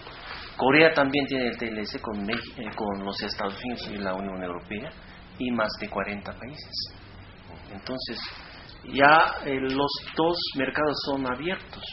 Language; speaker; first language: Spanish; non-native, fluent; Korean